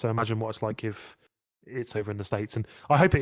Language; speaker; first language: English; native; English